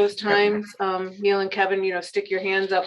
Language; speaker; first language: English; native; English